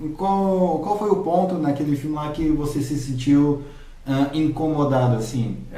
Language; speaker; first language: Portuguese; native; Portuguese